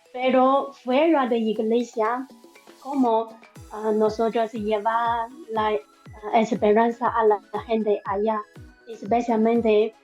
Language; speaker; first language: Spanish; non-native, learner; Chinese